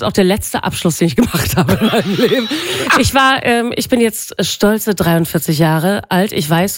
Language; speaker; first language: German; non-native, local second language; Low German